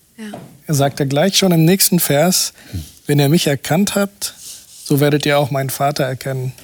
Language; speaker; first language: German; non-native, fluent; Portuguese